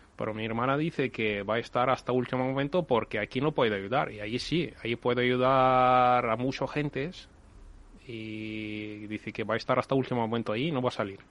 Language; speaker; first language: Spanish; non-native, fluent; Ukrainian